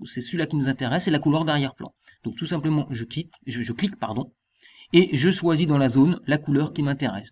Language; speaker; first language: French; native; French